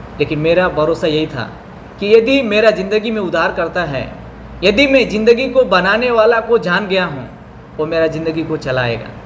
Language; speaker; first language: Hindi; non-native, local second language; Bhojpuri